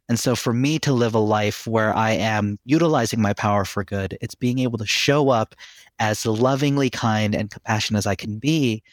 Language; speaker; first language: English; early bilingual, other home language; Filipino